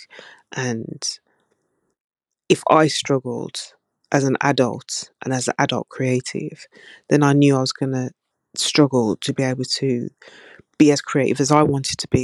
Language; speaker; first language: English; native; English